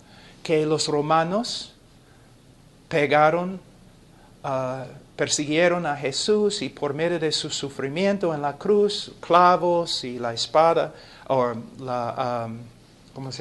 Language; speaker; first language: Spanish; non-native, fluent; English